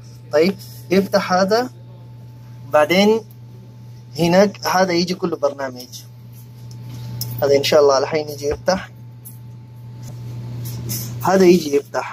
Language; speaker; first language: Arabic; non-native, learner; Urdu